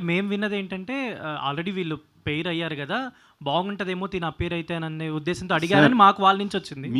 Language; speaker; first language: Telugu; native; Telugu